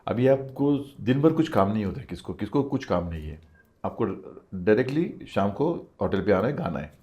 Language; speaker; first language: Hindi; non-native, local second language; Marathi